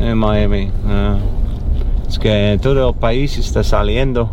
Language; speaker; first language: Spanish; non-native, learner; English